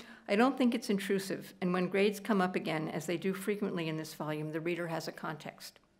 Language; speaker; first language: English; native; English